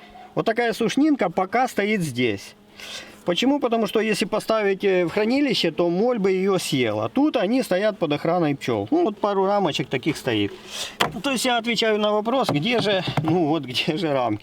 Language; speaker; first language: Russian; native; Russian